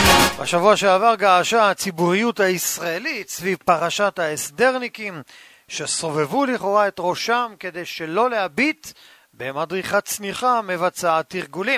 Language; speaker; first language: Hebrew; native; Hebrew